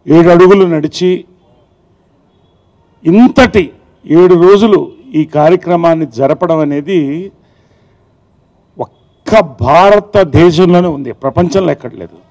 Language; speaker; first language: Telugu; native; Telugu